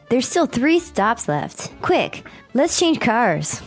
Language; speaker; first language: English; native; English